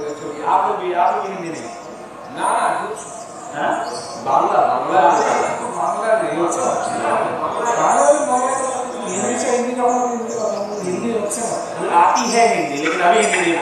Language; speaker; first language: Hindi; non-native, learner; Bangla